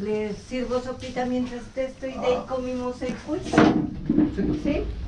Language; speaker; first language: Spanish; native; Spanish